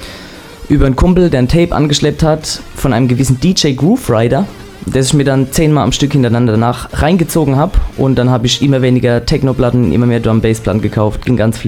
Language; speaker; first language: German; native; German